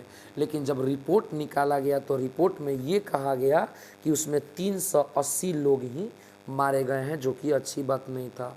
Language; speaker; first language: Hindi; native; Hindi